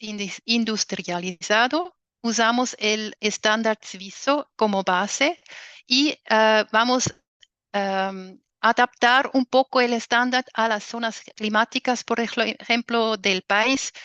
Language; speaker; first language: Spanish; non-native, fluent; German